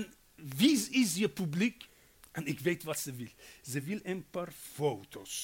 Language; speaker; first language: Dutch; non-native, fluent; Persian